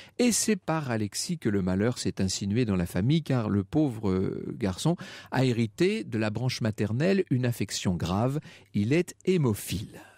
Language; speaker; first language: French; native; French